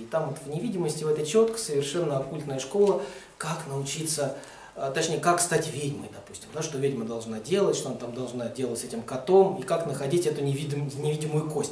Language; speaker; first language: Russian; native; Russian